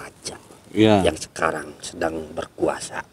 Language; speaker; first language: Indonesian; native; Indonesian